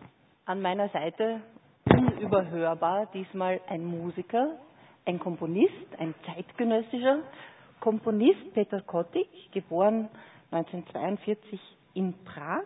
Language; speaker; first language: German; native; German